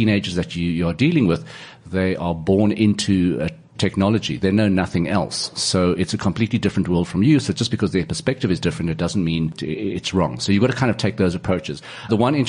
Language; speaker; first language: English; native; English